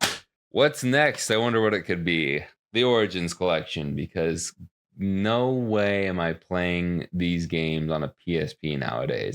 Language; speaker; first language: English; native; English